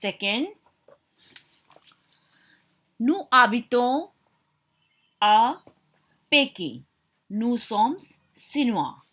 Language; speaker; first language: French; non-native, fluent; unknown